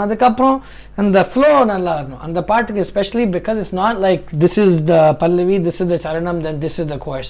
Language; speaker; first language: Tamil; early bilingual, heritage; Tamil